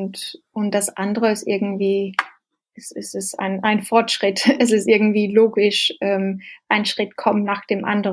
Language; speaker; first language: German; non-native, fluent; Danish